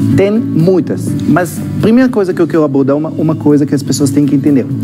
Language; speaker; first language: Portuguese; non-native, fluent; Hebrew